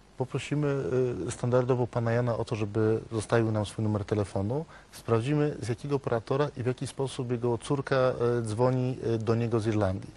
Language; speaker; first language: Polish; native; Polish